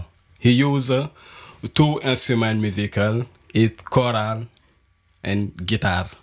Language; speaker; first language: English; non-native, learner; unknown